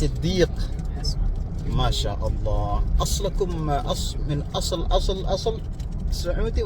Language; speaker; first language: Arabic; non-native, learner; Indonesian